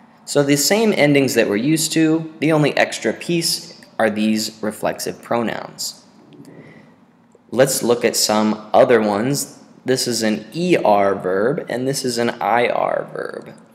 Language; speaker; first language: English; native; English